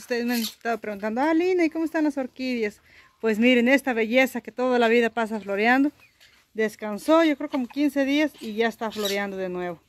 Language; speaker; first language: Spanish; native; Spanish